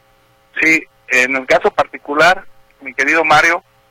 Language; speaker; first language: Spanish; native; Spanish